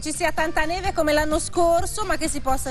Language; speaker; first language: Italian; native; Italian